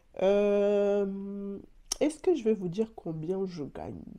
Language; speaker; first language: French; native; French